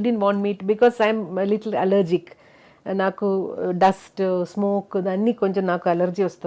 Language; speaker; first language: Telugu; non-native, fluent; Malayalam